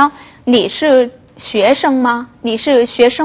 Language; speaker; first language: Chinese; non-native, fluent; Korean